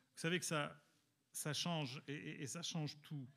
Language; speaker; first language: French; early bilingual, other home language; Italian